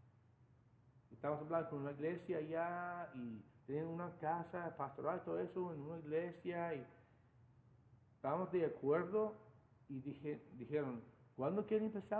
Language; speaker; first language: Spanish; non-native, fluent; English